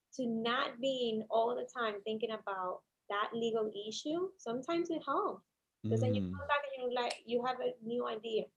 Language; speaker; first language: English; non-native, fluent; Spanish